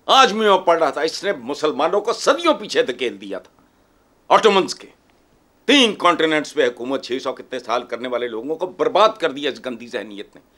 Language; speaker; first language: Urdu; non-native, local second language; Punjabi